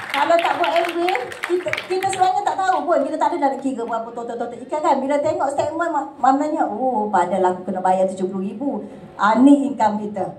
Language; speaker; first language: Malay; native; Malay